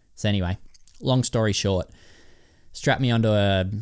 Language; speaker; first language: English; native; English